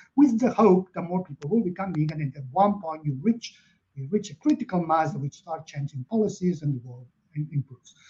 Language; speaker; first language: English; non-native, fluent; Catalan